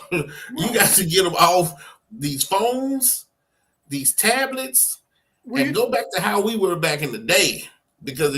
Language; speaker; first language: English; native; English